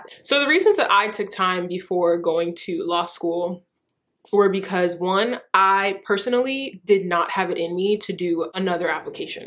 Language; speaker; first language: English; early bilingual, other home language; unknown